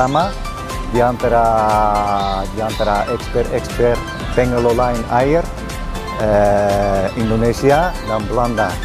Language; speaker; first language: Indonesian; non-native, learner; Dutch